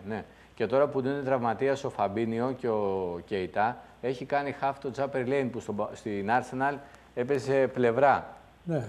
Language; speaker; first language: Greek; native; Greek